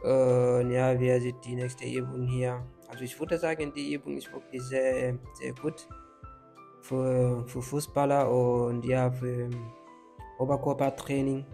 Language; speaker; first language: German; non-native, learner; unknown